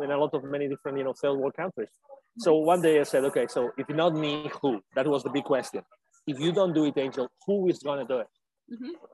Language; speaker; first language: English; non-native, fluent; Spanish